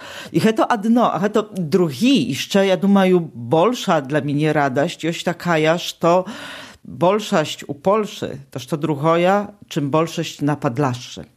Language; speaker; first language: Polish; non-native, local second language; Belarusian